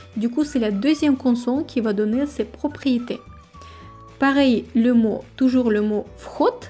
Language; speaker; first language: French; non-native, fluent; Russian